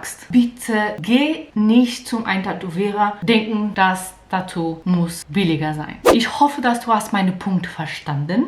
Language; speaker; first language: German; non-native, learner; Portuguese